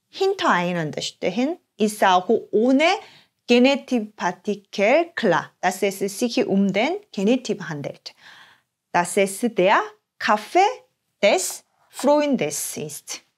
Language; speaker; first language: German; non-native, fluent; Korean